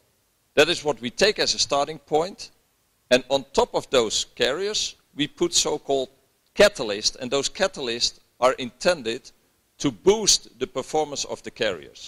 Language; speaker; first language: English; non-native, fluent; Dutch